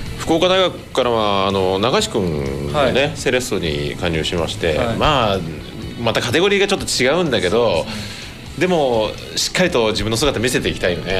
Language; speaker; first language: Japanese; native; Japanese